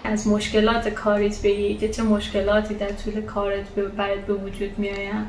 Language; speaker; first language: Persian; native; Persian